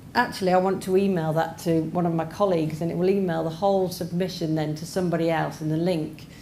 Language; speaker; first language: English; native; English